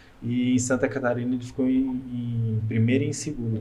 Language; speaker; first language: Portuguese; native; Portuguese